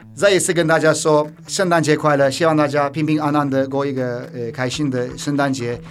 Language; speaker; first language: Chinese; non-native, fluent; Turkish